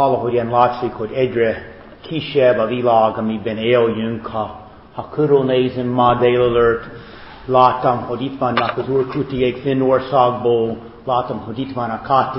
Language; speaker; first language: Hungarian; non-native, fluent; English